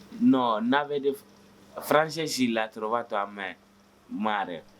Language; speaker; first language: Italian; non-native, learner; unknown